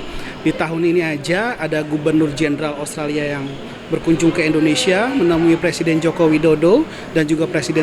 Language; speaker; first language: Indonesian; native; Indonesian